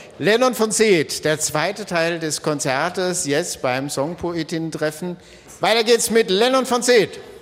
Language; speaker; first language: German; native; German